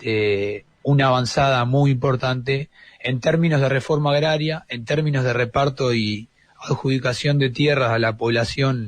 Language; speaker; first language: Spanish; native; Spanish